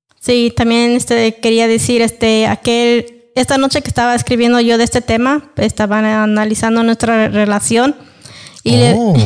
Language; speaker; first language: Spanish; early bilingual, heritage; Spanish